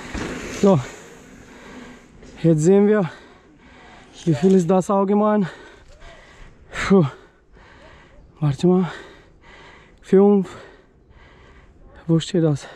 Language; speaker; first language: German; non-native, fluent; Polish